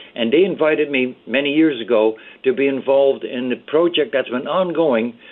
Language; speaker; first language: English; early bilingual, other home language; Dutch